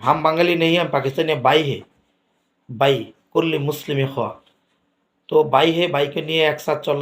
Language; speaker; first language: Hindi; non-native, learner; Bangla